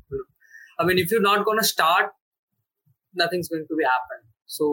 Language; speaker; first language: English; non-native, local second language; Bangla